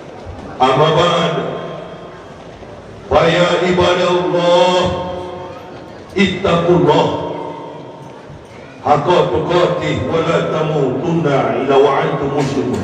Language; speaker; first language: Indonesian; native; Indonesian